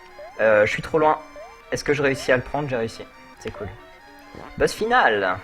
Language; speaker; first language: French; native; French